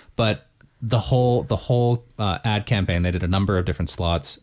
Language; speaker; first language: English; native; English